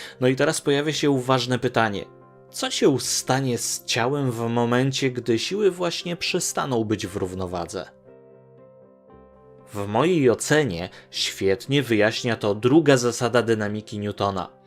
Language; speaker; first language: Polish; native; Polish